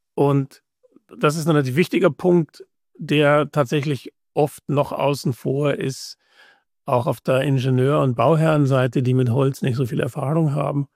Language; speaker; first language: German; native; German